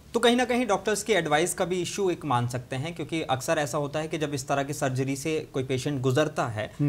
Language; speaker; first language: Hindi; non-native, local second language; Urdu